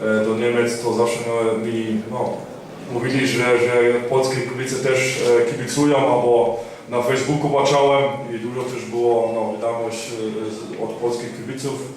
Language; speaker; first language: Polish; early bilingual, heritage; Polish